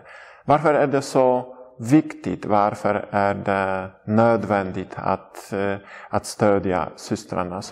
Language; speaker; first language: Swedish; non-native, fluent; Polish